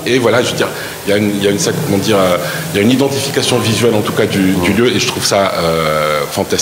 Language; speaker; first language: French; non-native, local second language; Arabic